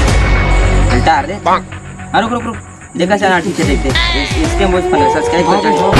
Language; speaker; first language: Hindi; non-native, local second language; Chhattisgarhi